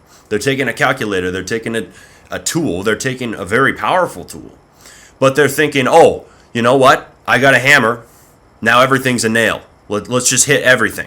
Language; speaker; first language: English; native; English